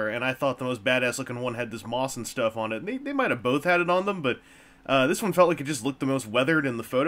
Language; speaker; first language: English; native; English